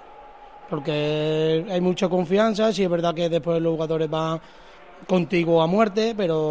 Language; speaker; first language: Spanish; native; Spanish